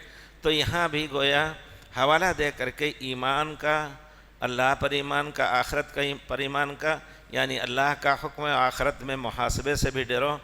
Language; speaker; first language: Urdu; native; Urdu